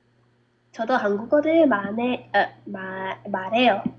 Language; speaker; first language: Korean; non-native, learner; English